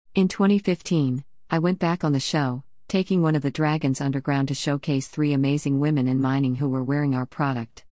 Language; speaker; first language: English; native; English